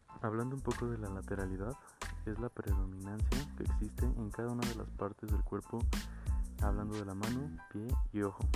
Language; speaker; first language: Spanish; native; Spanish